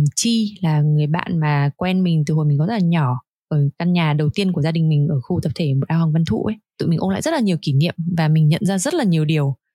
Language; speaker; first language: Vietnamese; native; Vietnamese